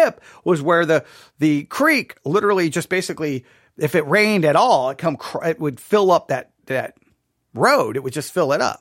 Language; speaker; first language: English; native; English